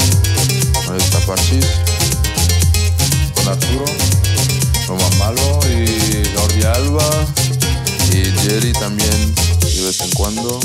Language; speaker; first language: Spanish; non-native, fluent; French